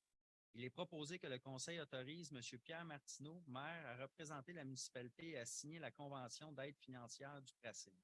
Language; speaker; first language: French; native; French